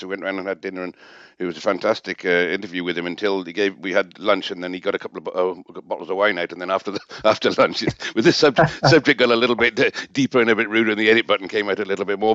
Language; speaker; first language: English; native; English